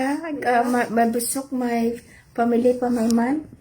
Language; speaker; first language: Dutch; non-native, learner; Filipino